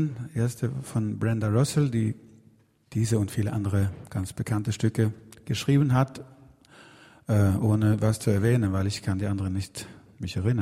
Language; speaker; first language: German; non-native, fluent; Swedish